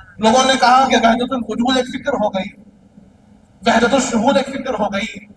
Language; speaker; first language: Urdu; native; Urdu